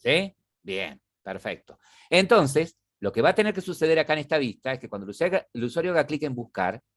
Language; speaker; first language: Spanish; native; Spanish